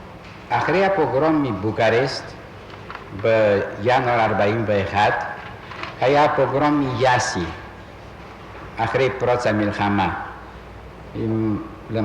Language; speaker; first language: Hebrew; non-native, fluent; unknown